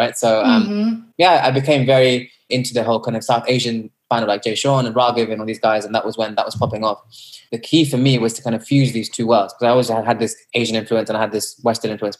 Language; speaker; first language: English; native; English